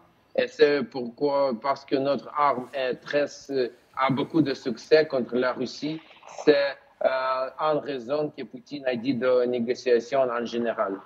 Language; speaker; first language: French; non-native, learner; Ukrainian